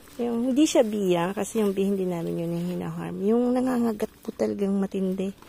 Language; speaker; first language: Filipino; non-native, local second language; Bikol